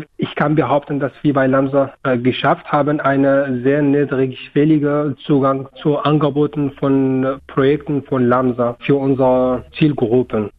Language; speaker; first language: German; non-native, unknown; Kurdish